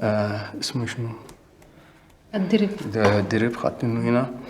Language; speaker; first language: Arabic; native; Arabic